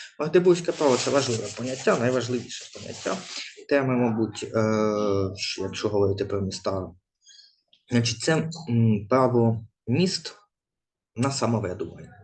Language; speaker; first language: Ukrainian; native; Ukrainian